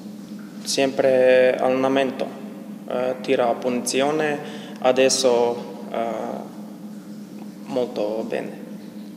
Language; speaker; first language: Italian; non-native, learner; Croatian